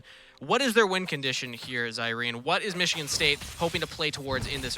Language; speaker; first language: English; native; English